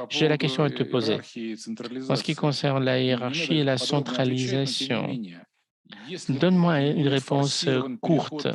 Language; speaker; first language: French; non-native, fluent; Russian